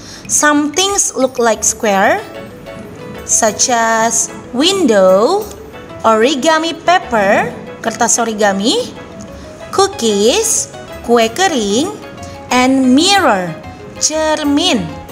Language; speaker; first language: English; non-native, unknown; Indonesian